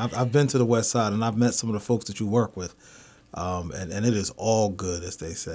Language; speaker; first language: English; native; English